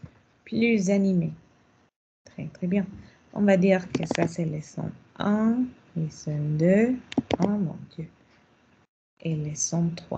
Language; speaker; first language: French; non-native, fluent; Spanish